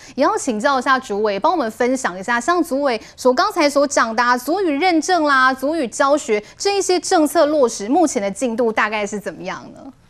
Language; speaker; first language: Chinese; native; Chinese